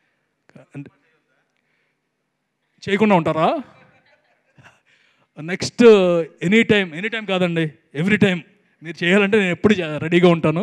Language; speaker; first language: Telugu; native; Telugu